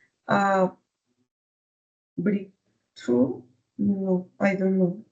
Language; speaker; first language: English; non-native, learner; Spanish